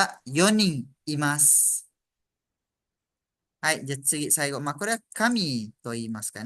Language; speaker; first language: Japanese; non-native, fluent; Malay